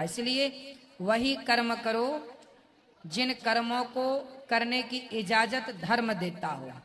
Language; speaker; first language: Hindi; native; Hindi